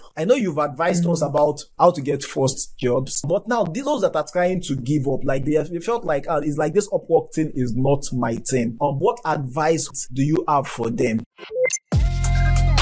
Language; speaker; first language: English; non-native, local second language; Yoruba